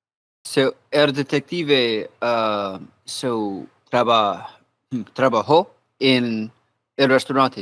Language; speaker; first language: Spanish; non-native, learner; English